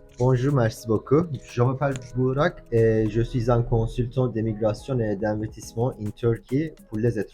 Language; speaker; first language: French; non-native, learner; Turkish